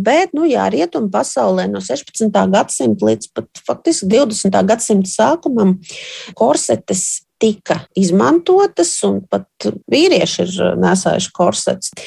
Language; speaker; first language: Latvian; native; Latvian